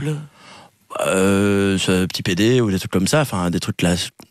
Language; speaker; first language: French; native; French